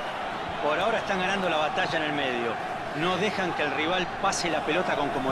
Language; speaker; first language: Spanish; native; Spanish